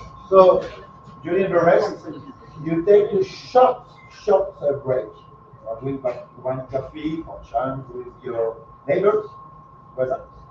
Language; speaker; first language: English; non-native, learner; French